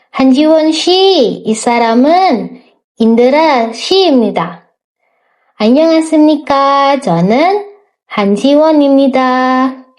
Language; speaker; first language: Korean; non-native, fluent; Indonesian